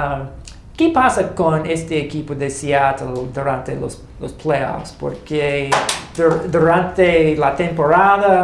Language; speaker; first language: Spanish; non-native, learner; English